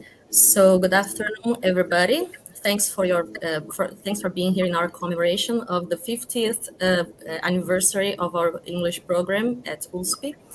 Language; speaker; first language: English; non-native, fluent; Portuguese